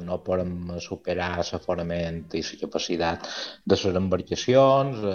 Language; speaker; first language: Catalan; native; Catalan